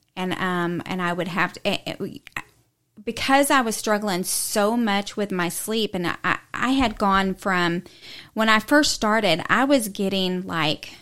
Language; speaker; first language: English; native; English